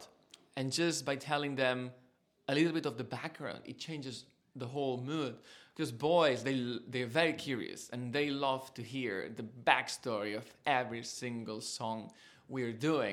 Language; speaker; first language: English; non-native, fluent; Spanish